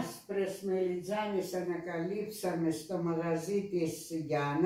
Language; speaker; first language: Greek; non-native, fluent; Russian